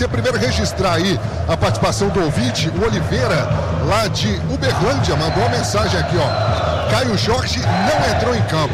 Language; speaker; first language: Portuguese; native; Portuguese